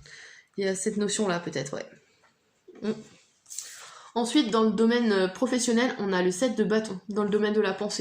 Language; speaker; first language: French; native; French